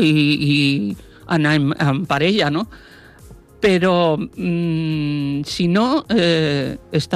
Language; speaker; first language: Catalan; non-native, local second language; Spanish